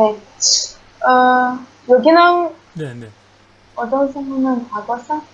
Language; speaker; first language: Korean; non-native, learner; Chinese